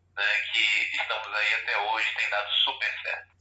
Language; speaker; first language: Portuguese; native; Portuguese